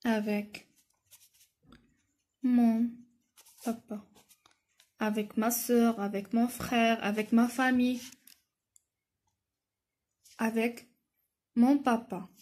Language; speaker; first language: French; non-native, local second language; Arabic